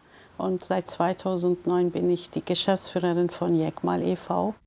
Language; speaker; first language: German; non-native, fluent; Kurdish